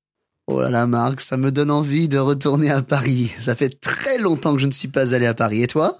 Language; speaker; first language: French; native; French